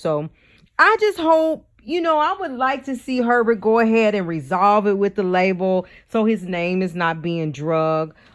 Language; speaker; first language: English; native; English